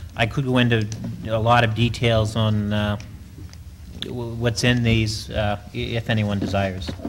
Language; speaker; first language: English; native; English